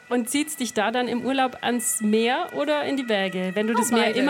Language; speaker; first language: German; native; German